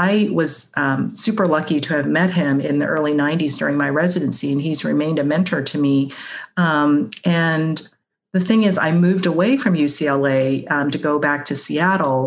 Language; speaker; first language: English; non-native, local second language; Cantonese